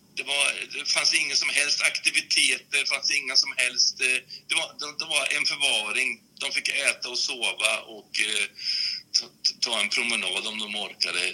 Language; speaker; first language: Swedish; native; Swedish